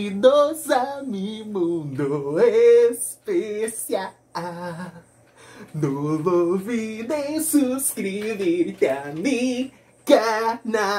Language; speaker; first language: Spanish; non-native, learner; Portuguese